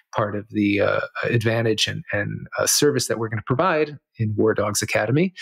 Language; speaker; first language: English; native; English